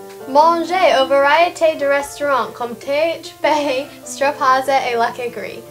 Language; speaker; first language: French; non-native, learner; English